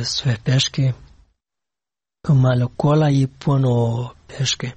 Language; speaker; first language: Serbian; non-native, learner; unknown